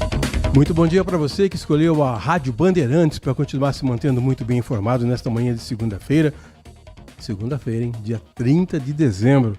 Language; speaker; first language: Portuguese; native; Portuguese